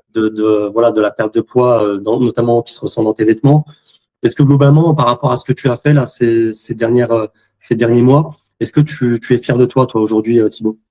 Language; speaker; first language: French; native; French